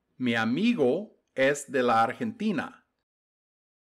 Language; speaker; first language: Spanish; non-native, fluent; English